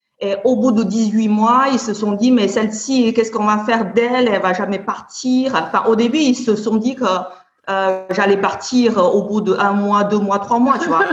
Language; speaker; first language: French; non-native, fluent; Chinese